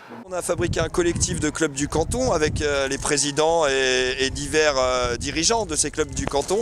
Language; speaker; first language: French; native; French